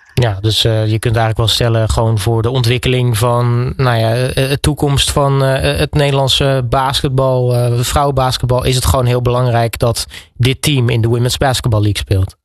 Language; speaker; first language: Dutch; native; Dutch